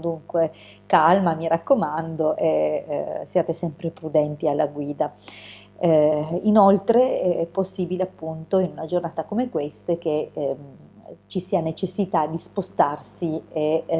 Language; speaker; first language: Italian; native; Italian